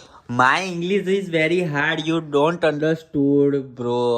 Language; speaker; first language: English; non-native, learner; Gujarati